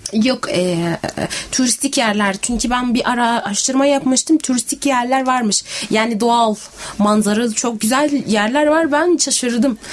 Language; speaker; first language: Turkish; native; Turkish